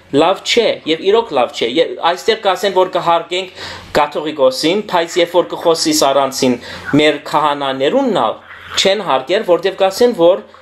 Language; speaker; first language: Armenian; early bilingual, heritage; Armenian